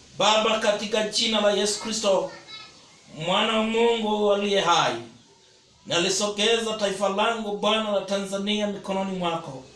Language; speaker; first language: Swahili; non-native, local second language; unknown